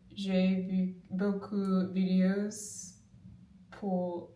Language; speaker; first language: French; non-native, learner; English